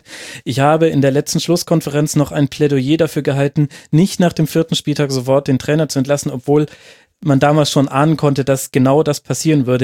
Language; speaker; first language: German; native; German